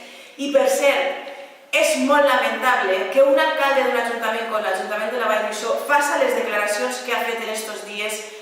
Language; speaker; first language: Catalan; native; Catalan